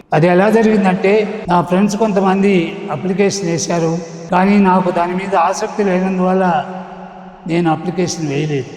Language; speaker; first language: Telugu; non-native, local second language; Tamil